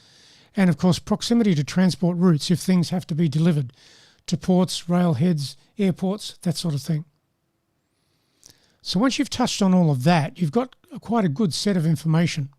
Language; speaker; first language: English; native; English